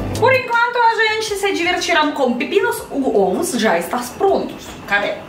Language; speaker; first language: Portuguese; non-native, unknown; Russian